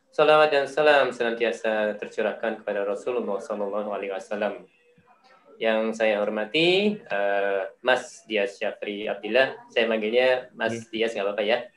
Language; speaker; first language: Indonesian; native; Indonesian